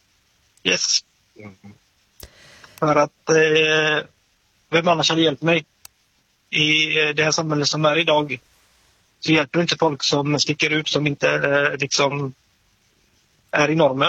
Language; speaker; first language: Swedish; native; Swedish